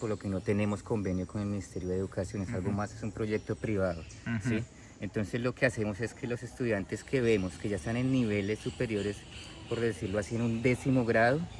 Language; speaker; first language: Spanish; native; Spanish